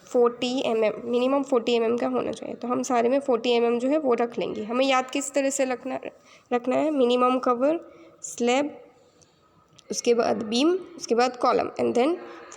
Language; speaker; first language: Hindi; native; Hindi